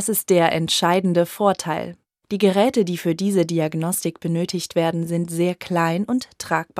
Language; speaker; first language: German; native; German